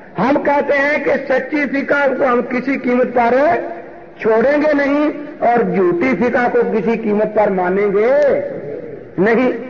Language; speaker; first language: Urdu; non-native, local second language; Punjabi